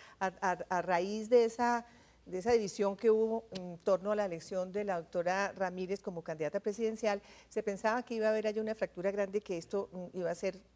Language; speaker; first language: Spanish; native; Spanish